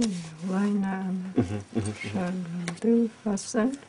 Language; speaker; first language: German; early bilingual, heritage; German